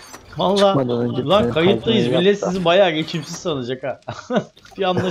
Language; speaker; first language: Turkish; native; Turkish